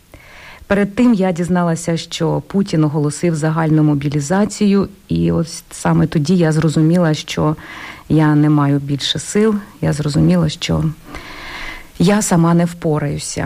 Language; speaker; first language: Ukrainian; native; Ukrainian